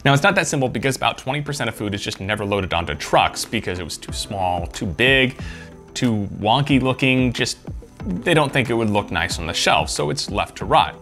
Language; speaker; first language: English; native; English